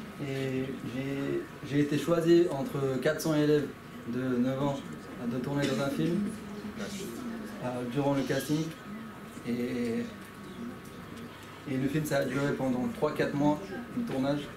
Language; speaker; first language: French; non-native, fluent; Chechen